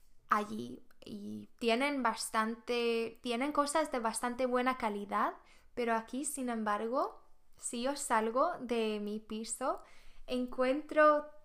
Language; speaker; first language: Spanish; non-native, fluent; Swedish